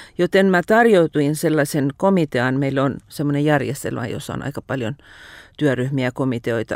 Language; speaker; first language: Finnish; non-native, fluent; Persian